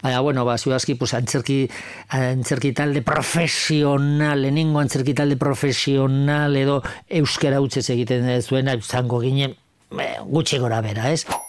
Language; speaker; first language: Basque; non-native, local second language; Spanish